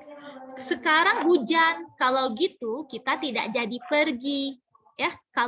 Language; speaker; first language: Indonesian; non-native, fluent; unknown